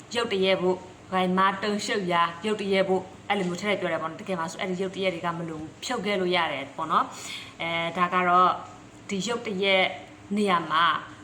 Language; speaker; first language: Burmese; non-native, local second language; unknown